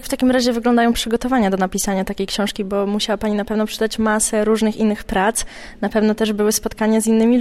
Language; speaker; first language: Polish; native; Polish